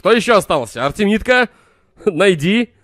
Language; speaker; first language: Russian; native; Russian